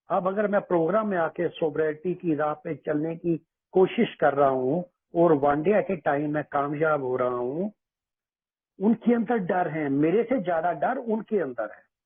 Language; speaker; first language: Hindi; native; Hindi